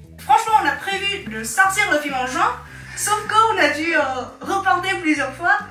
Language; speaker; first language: French; non-native, fluent; Vietnamese